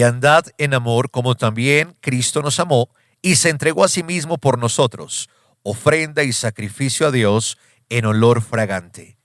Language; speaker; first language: Spanish; native; Spanish